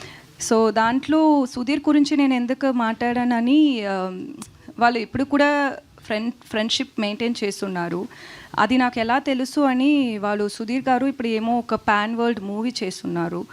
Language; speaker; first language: Telugu; non-native, local second language; Tamil